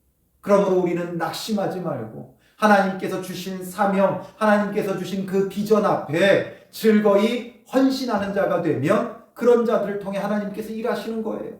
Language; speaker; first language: Korean; native; Korean